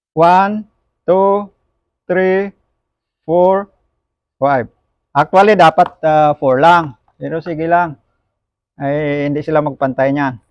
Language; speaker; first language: Filipino; non-native, local second language; Hiligaynon